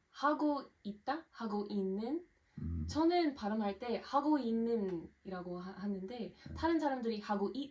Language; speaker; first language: Korean; non-native, fluent; English